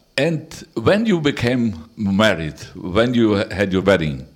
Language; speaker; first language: English; non-native, learner; Portuguese